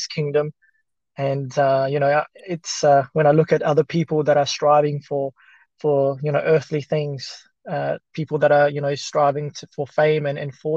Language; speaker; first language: English; early bilingual, other home language; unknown